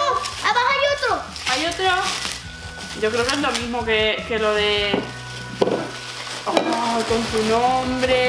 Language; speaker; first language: Spanish; native; Spanish